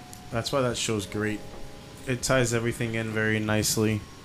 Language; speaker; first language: English; early bilingual, other home language; Spanish